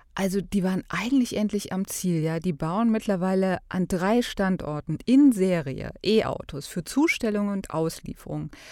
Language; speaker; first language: German; native; German